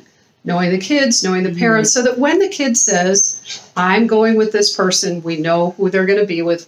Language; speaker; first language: English; native; English